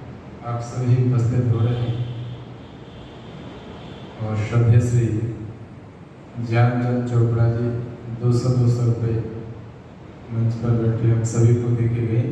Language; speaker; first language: Hindi; native; Hindi